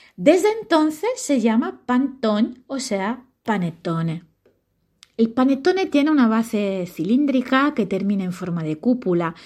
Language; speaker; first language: Spanish; non-native, fluent; Italian